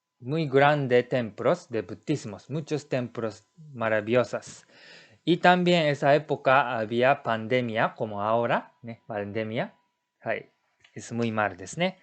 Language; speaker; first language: Spanish; non-native, learner; Japanese